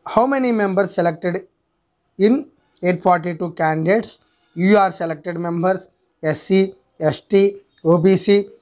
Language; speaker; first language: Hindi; non-native, local second language; Telugu